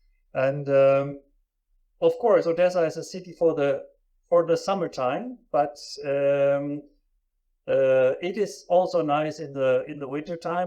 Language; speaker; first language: English; non-native, fluent; German